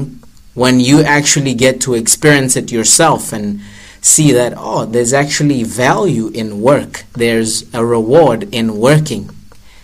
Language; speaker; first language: English; non-native, local second language; Zulu